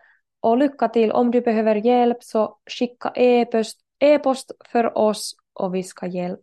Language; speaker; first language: Swedish; non-native, learner; Finnish